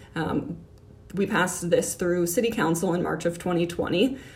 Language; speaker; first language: English; native; English